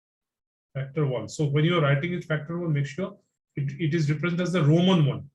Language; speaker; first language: English; non-native, local second language; Bangla